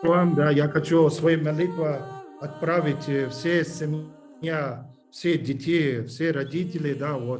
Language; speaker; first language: Russian; non-native, learner; English